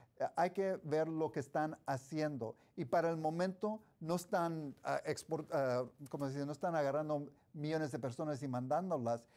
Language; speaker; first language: Spanish; early bilingual, heritage; Spanish